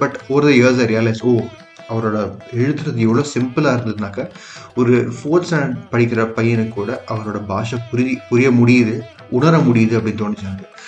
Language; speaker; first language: Tamil; early bilingual, other home language; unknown